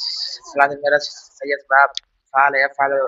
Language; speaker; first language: Arabic; non-native, learner; Urdu